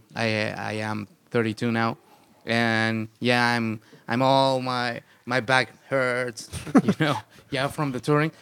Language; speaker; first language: English; non-native, fluent; Spanish